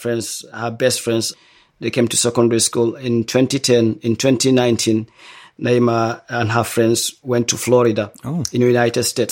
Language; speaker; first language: English; non-native, local second language; Hausa